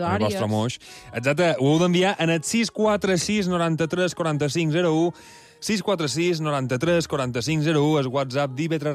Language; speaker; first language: Catalan; native; Catalan